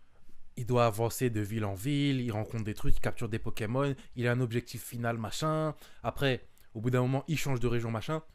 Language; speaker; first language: French; native; French